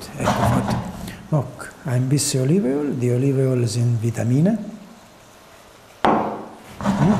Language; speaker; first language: German; non-native, learner; Italian